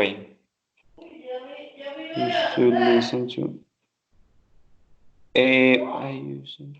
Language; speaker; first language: English; non-native, learner; Spanish